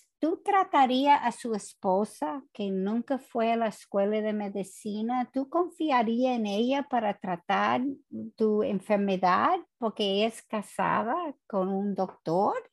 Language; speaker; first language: Spanish; non-native, fluent; English